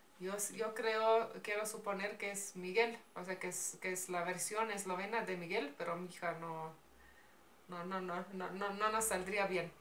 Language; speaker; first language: Spanish; non-native, fluent; Slovenian